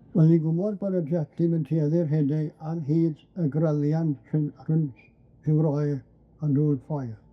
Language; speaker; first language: Welsh; native; Welsh